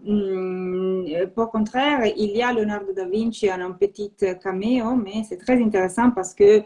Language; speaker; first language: French; non-native, learner; Italian